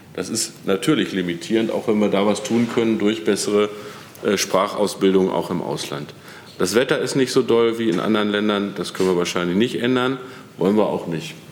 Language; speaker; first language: German; native; German